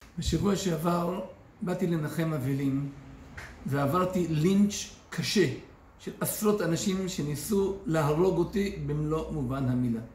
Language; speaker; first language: Hebrew; native; Hebrew